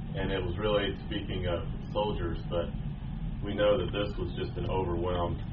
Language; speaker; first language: English; native; English